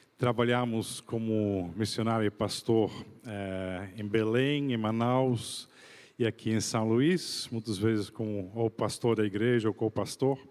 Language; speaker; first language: Portuguese; non-native, fluent; Dutch